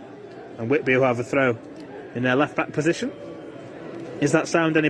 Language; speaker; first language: English; native; English